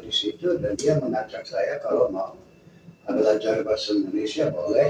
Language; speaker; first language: Indonesian; non-native, fluent; German